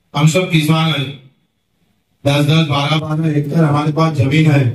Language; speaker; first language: Hindi; non-native, local second language; Marathi